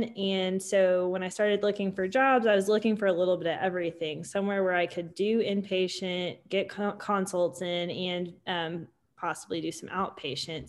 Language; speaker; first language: English; native; English